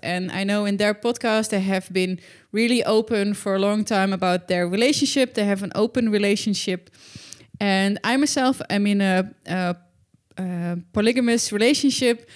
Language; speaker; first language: English; non-native, fluent; Dutch